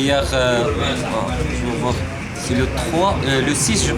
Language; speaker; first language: French; non-native, learner; Arabic